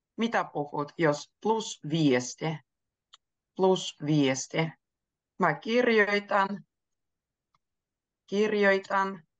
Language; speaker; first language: Finnish; native; Finnish